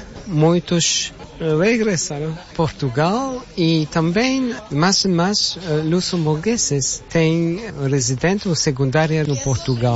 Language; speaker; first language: Portuguese; non-native, fluent; Luxembourgish